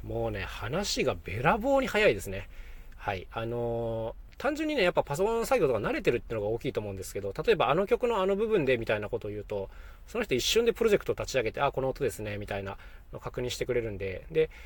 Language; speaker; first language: Japanese; native; Japanese